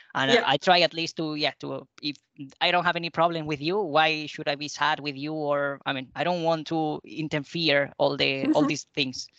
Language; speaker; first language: English; non-native, fluent; Spanish